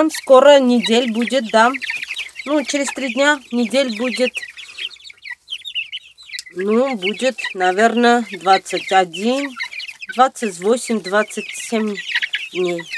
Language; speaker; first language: Russian; non-native, fluent; Armenian